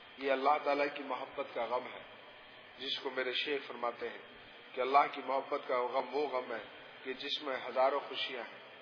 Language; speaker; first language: Urdu; non-native, local second language; Pashto